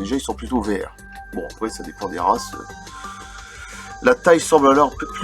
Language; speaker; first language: French; native; French